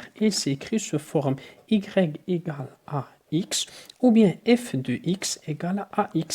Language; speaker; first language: French; non-native, local second language; Arabic